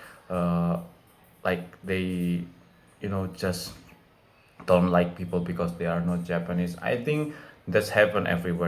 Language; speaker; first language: English; non-native, fluent; Indonesian